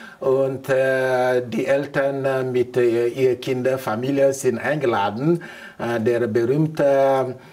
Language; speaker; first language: German; non-native, learner; Mandingo